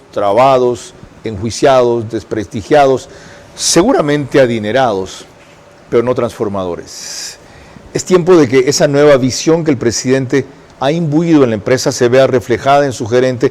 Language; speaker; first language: Spanish; native; Spanish